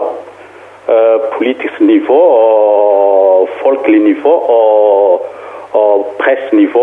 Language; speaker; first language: Danish; non-native, fluent; Kongo